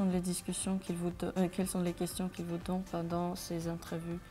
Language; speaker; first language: French; non-native, fluent; Armenian